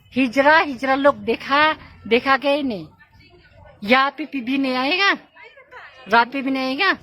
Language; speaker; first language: Hindi; non-native, local second language; Khasi